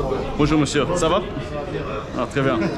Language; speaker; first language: French; non-native, learner; English